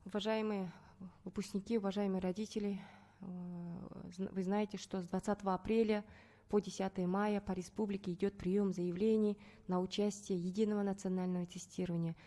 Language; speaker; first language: Russian; non-native, local second language; Kazakh